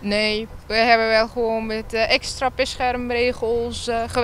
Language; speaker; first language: Dutch; non-native, fluent; Arabic